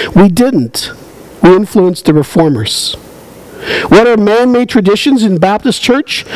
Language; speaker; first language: English; native; English